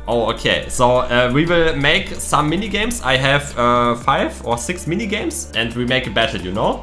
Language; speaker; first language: English; non-native, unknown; German